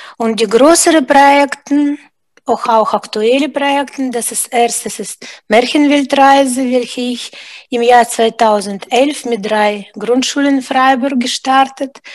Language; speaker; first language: German; non-native, fluent; Russian